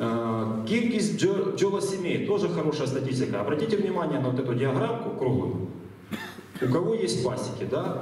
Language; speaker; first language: Russian; native; Russian